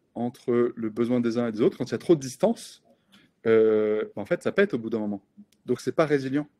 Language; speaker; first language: French; native; French